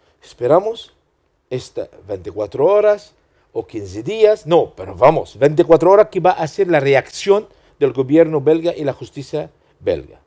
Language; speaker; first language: Spanish; non-native, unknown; Arabic